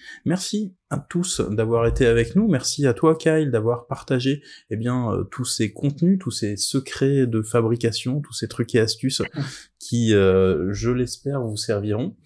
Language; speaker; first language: French; native; French